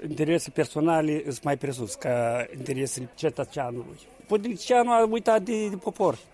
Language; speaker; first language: Romanian; native; Romanian